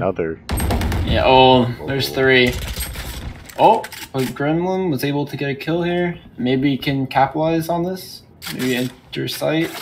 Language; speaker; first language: English; native; English